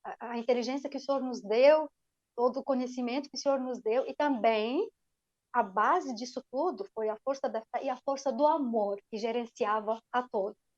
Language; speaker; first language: Portuguese; non-native, fluent; Arabic